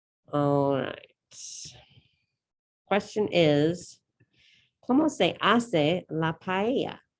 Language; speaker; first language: Spanish; non-native, learner; English